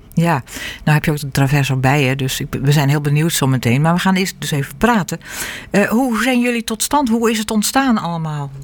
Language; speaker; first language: Dutch; native; Dutch